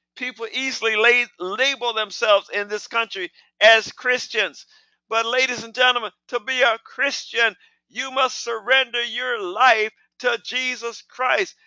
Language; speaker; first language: English; native; English